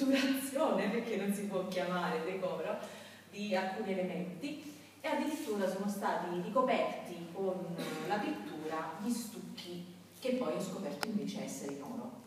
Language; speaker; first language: Italian; native; Italian